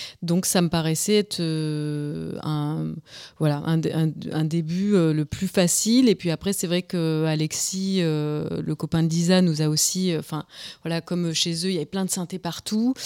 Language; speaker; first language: French; native; French